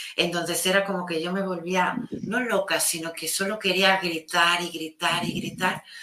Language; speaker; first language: Spanish; non-native, local second language; Catalan